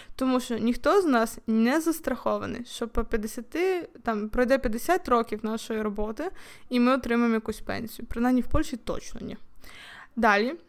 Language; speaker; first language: Ukrainian; native; Ukrainian